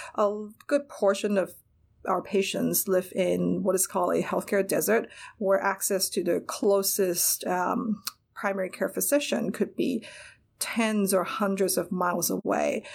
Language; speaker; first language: English; non-native, local second language; Cantonese